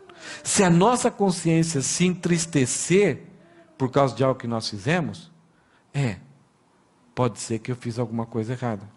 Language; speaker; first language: Portuguese; native; Portuguese